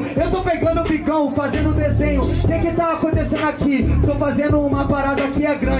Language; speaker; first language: Portuguese; native; Portuguese